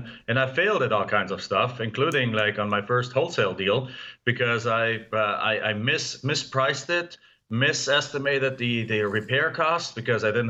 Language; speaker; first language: English; non-native, fluent; German